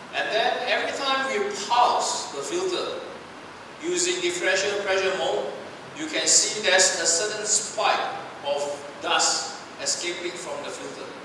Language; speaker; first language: English; non-native, local second language; Chinese